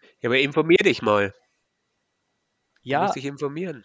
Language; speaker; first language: German; native; German